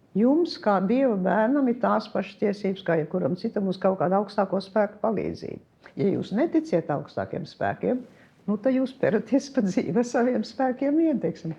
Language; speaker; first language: Latvian; early bilingual, heritage; Latvian